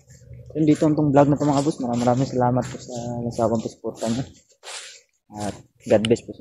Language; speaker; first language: Filipino; non-native, local second language; Cebuano